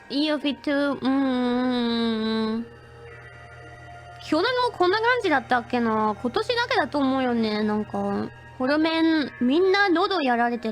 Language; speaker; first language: Japanese; non-native, fluent; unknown